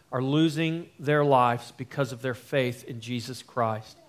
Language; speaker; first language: English; native; English